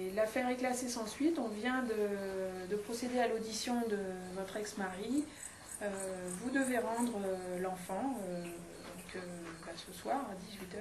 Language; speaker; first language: French; native; French